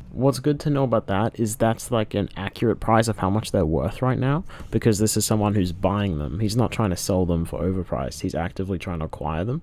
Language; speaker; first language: English; native; English